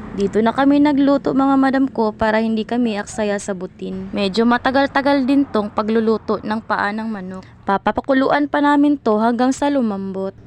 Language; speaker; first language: Filipino; non-native, local second language; Cebuano